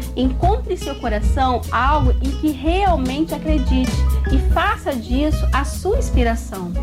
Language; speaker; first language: Portuguese; native; Portuguese